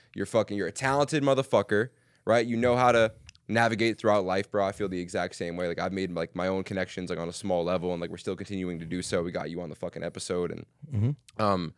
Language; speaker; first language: English; native; English